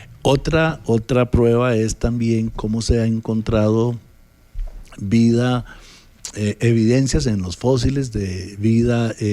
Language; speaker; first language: Spanish; native; Spanish